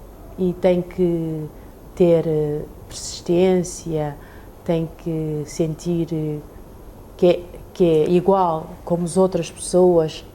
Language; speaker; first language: Portuguese; early bilingual, other home language; Chinese